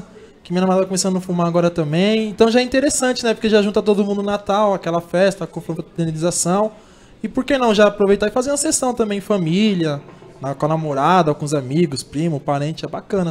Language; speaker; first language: Portuguese; native; Portuguese